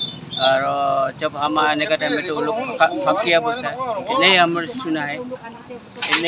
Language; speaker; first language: Hindi; non-native, local second language; Khasi